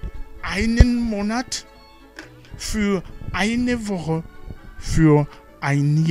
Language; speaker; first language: German; non-native, fluent; Rundi